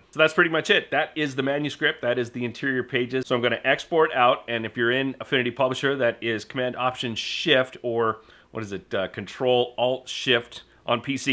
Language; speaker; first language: English; native; English